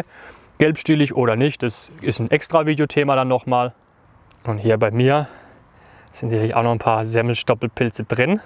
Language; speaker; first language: German; native; German